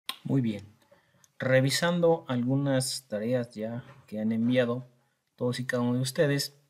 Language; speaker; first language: Spanish; native; Spanish